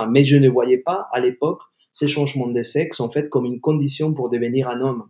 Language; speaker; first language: French; non-native, fluent; Spanish